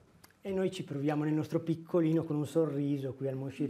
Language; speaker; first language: Italian; native; Italian